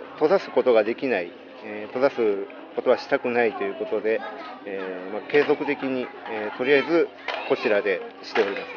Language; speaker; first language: Japanese; native; Japanese